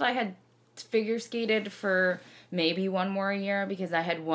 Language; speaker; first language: English; native; English